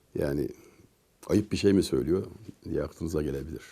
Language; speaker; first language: Turkish; native; Turkish